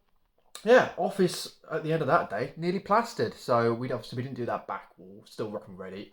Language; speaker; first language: English; native; English